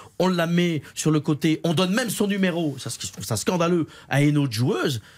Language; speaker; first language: French; native; French